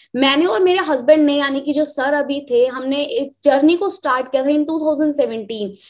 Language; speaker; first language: Hindi; native; Hindi